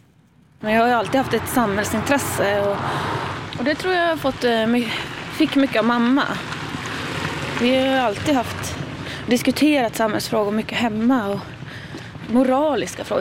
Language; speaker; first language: Swedish; native; Swedish